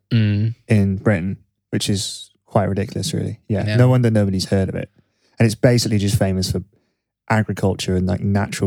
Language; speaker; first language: English; native; English